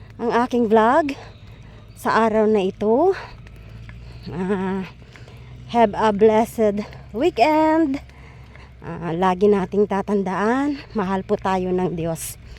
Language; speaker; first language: Filipino; non-native, local second language; Iloko